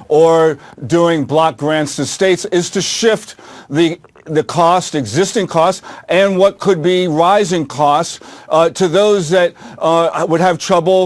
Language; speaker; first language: English; native; English